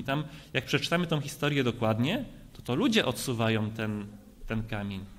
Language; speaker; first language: Polish; native; Polish